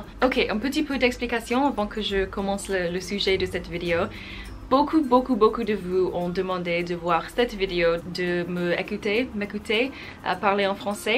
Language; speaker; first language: French; non-native, fluent; English